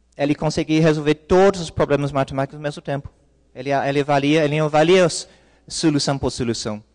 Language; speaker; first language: Portuguese; non-native, fluent; English